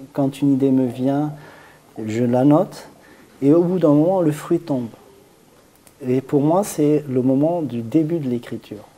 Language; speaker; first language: French; native; French